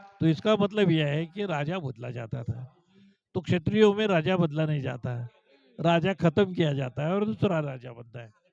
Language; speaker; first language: Hindi; non-native, local second language; Marathi